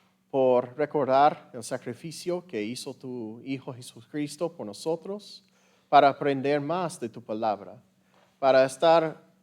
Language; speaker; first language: Spanish; non-native, fluent; English